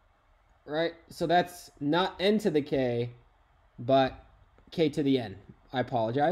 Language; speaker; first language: English; native; English